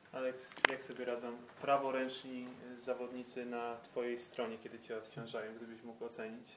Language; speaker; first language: Polish; native; Polish